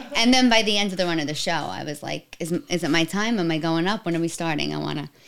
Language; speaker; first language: English; native; English